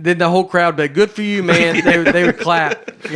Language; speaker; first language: English; native; English